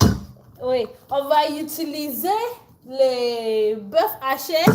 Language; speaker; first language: French; non-native, learner; English